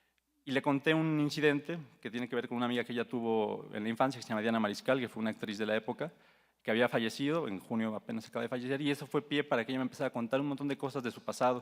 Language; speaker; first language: Spanish; native; Spanish